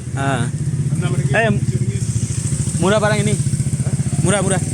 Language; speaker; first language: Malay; non-native, learner; Bangla